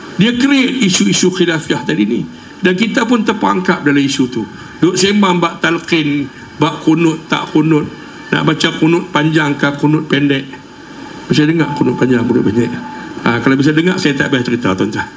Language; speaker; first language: Malay; native; Malay